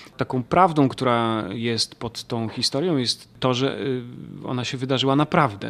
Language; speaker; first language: Polish; native; Polish